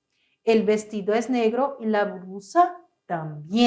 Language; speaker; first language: Spanish; non-native, fluent; Portuguese